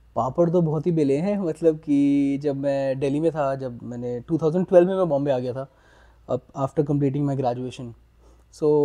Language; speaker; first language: Hindi; native; Hindi